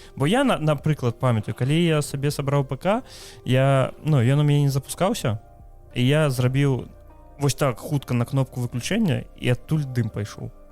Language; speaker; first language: Belarusian; native; Belarusian